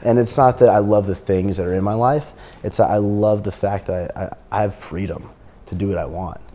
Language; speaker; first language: English; native; English